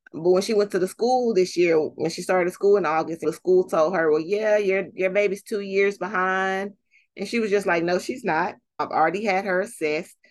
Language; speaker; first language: English; native; English